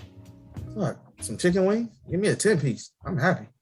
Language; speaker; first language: English; native; English